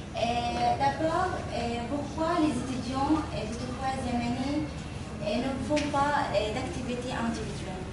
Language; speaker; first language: French; non-native, fluent; Arabic